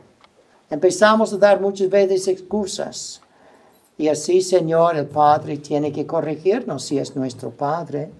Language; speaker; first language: Spanish; non-native, fluent; English